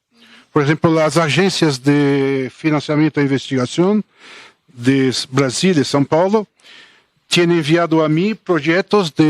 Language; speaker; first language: Spanish; non-native, fluent; Portuguese